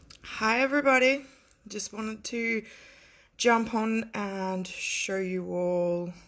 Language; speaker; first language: English; native; English